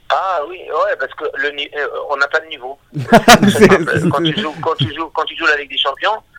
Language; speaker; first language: French; non-native, local second language; Arabic